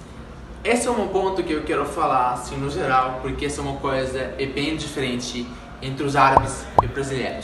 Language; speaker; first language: Portuguese; non-native, fluent; Arabic